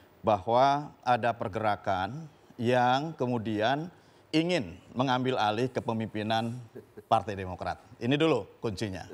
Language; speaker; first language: Indonesian; native; Indonesian